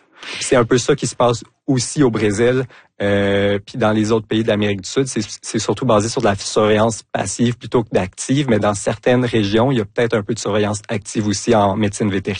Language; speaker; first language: French; native; French